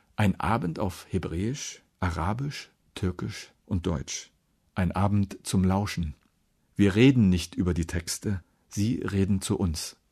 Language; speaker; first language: German; native; German